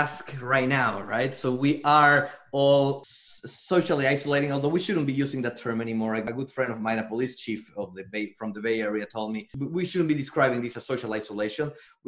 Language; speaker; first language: English; non-native, fluent; Spanish